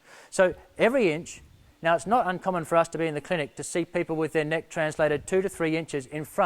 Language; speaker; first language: English; native; English